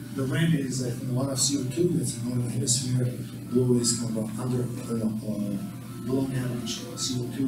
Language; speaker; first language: English; non-native, fluent; Slovak